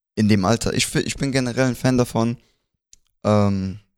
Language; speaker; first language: German; early bilingual, other home language; Spanish